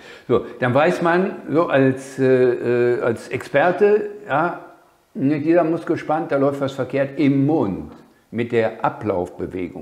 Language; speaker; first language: German; native; German